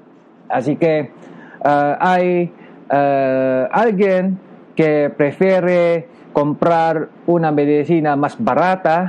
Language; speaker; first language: Spanish; non-native, local second language; Filipino